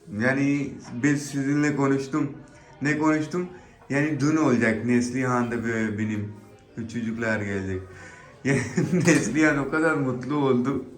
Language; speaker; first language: Turkish; non-native, learner; Urdu